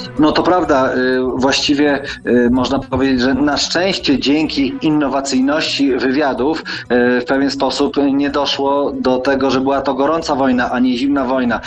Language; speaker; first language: Polish; native; Polish